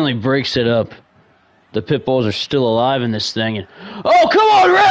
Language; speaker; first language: English; native; English